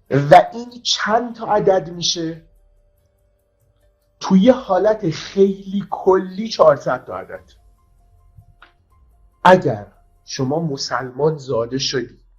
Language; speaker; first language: Persian; native; Persian